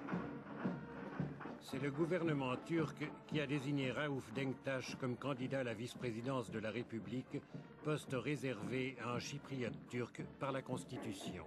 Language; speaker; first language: French; native; French